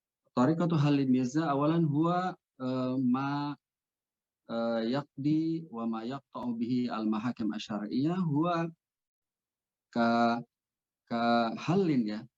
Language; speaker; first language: Arabic; non-native, fluent; Indonesian